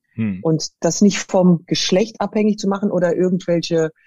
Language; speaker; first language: German; native; German